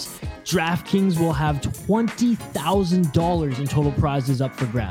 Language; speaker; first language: English; native; English